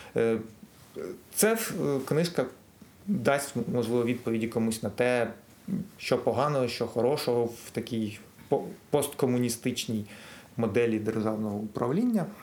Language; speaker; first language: Ukrainian; native; Ukrainian